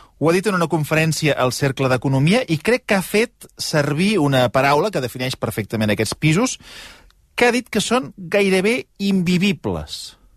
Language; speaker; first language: Catalan; native; Catalan